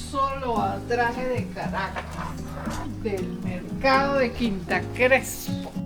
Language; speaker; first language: Spanish; native; Spanish